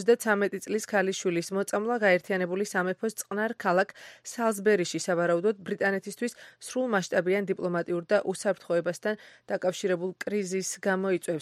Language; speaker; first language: Georgian; native; Georgian